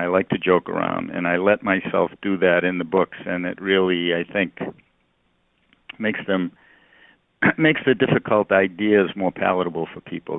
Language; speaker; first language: English; native; English